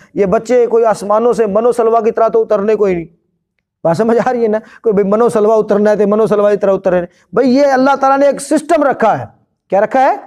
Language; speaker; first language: Urdu; non-native, local second language; Punjabi